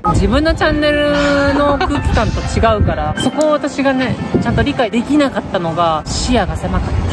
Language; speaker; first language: Japanese; native; Japanese